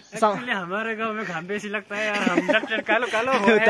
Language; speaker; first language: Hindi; non-native, learner; Nepali